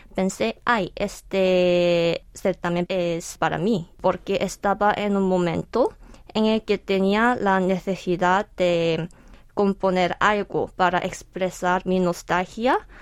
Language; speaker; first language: Spanish; non-native, fluent; Korean